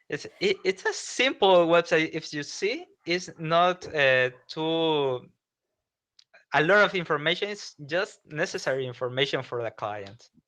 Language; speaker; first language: English; non-native, learner; Spanish